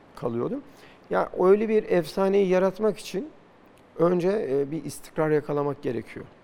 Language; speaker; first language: Turkish; native; Turkish